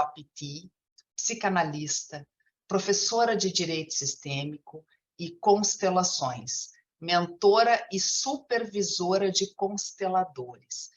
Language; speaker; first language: Portuguese; native; Portuguese